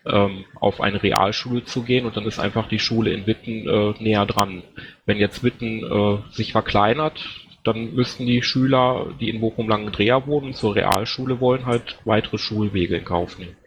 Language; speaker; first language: German; native; German